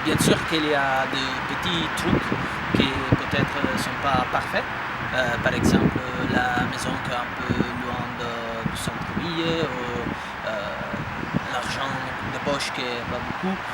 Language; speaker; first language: French; non-native, fluent; Italian